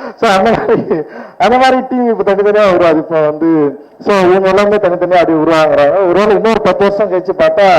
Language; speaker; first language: Tamil; native; Tamil